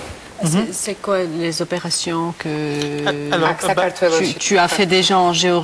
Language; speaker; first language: French; non-native, learner; Georgian